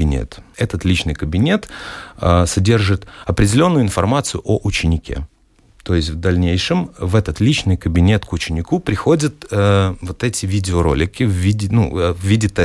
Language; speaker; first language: Russian; native; Russian